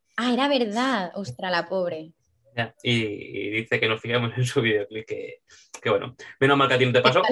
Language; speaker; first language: Spanish; native; Spanish